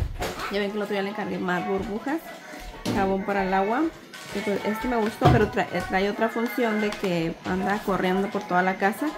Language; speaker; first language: Spanish; native; Spanish